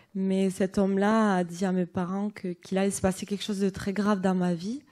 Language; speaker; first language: French; native; French